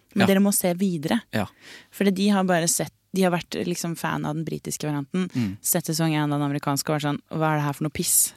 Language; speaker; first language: Norwegian; native; Norwegian